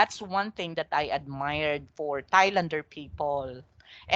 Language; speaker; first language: English; non-native, local second language; Filipino